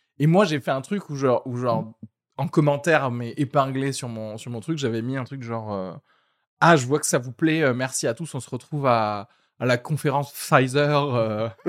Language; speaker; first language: French; early bilingual, other home language; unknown